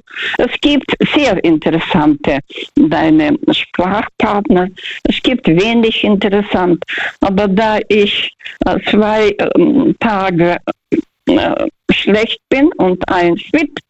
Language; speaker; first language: German; non-native, fluent; Russian